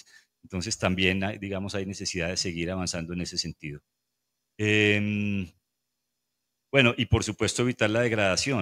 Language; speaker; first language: Spanish; native; Spanish